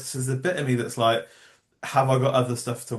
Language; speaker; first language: English; native; English